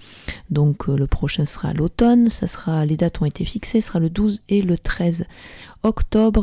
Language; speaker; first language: French; native; French